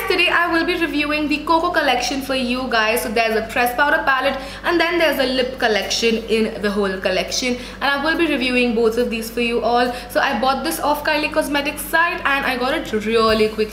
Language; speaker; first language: English; non-native, local second language; Hindi